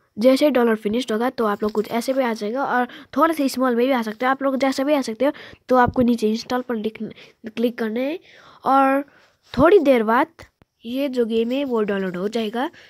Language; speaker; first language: Hindi; native; Hindi